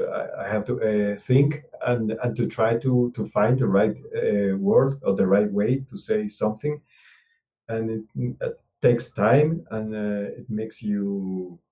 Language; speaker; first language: English; non-native, learner; Spanish